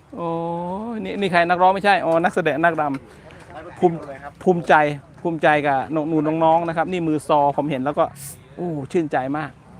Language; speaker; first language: Thai; non-native, local second language; Northern Khmer